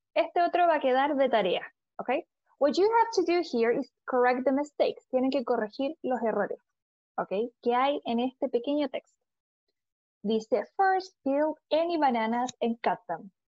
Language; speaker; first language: English; non-native, fluent; Spanish